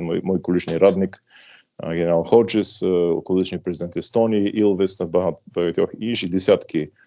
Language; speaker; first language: Ukrainian; non-native, fluent; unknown